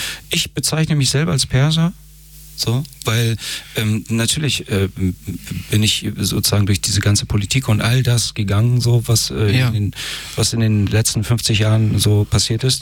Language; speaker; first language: German; early bilingual, other home language; Persian